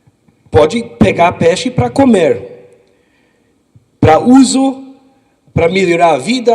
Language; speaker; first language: Portuguese; non-native, fluent; English